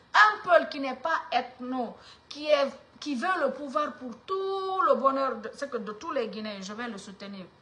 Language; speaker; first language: French; non-native, local second language; Fula